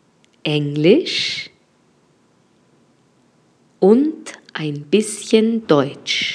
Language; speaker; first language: German; non-native, fluent; Spanish